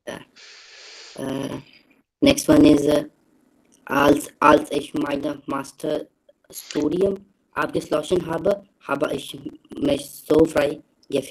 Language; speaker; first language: German; non-native, learner; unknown